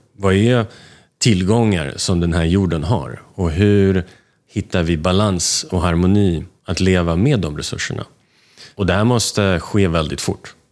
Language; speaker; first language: Swedish; early bilingual, other home language; Russian